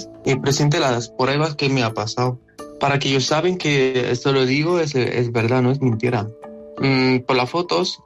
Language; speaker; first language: Spanish; non-native, learner; Arabic